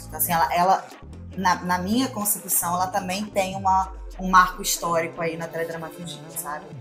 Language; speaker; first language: Portuguese; native; Portuguese